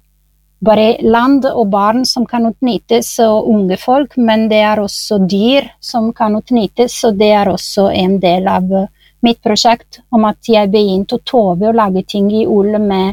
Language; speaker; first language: Norwegian; non-native, fluent; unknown